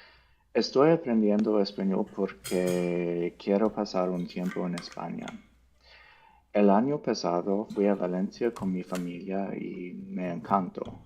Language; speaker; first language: Spanish; non-native, learner; English